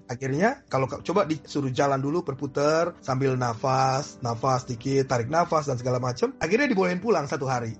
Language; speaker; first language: Indonesian; native; Indonesian